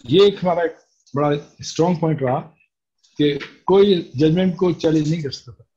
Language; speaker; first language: Hindi; native; Hindi